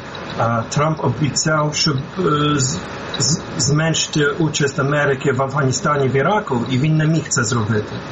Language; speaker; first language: Ukrainian; non-native, fluent; English